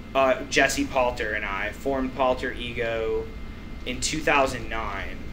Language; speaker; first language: English; native; English